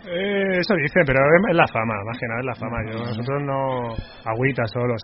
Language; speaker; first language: Spanish; native; Spanish